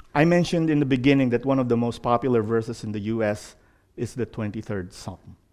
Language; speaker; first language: English; non-native, local second language; Filipino